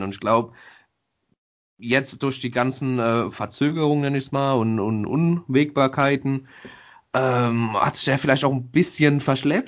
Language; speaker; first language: German; native; German